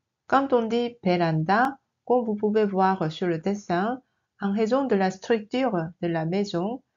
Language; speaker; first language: French; non-native, fluent; Korean